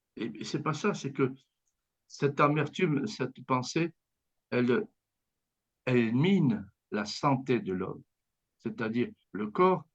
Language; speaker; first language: French; native; French